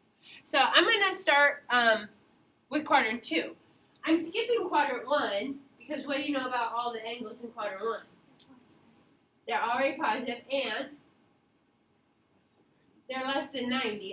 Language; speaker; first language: English; native; English